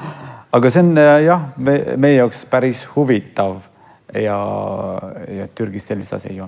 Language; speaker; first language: Estonian; non-native, fluent; Kurdish